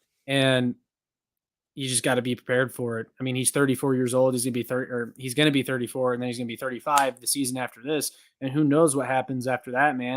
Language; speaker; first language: English; native; English